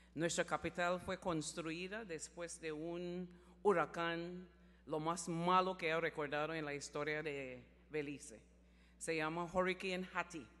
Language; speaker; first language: Spanish; non-native, learner; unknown